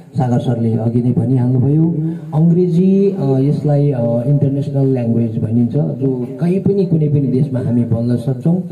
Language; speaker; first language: Nepali; native; Nepali